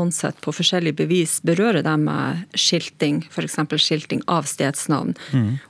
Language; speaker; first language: Norwegian; native; Norwegian